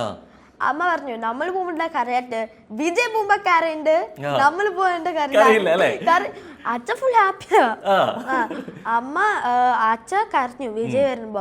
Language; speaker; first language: Malayalam; early bilingual, heritage; Malayalam